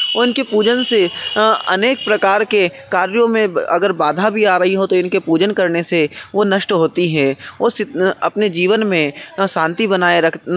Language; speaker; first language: Hindi; native; Hindi